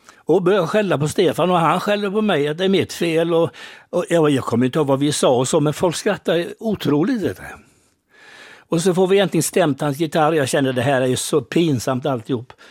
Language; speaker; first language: Swedish; native; Swedish